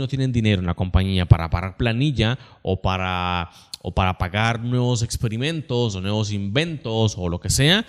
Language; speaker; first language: Spanish; native; Spanish